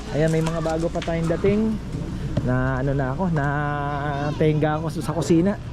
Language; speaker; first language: Filipino; native; Filipino